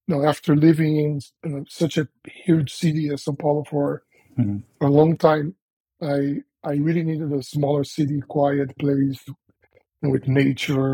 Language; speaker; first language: English; non-native, fluent; Portuguese